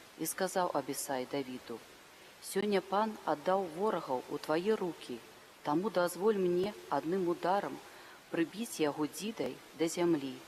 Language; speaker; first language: Belarusian; native; Belarusian